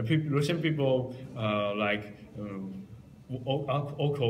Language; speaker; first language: English; non-native, learner; Japanese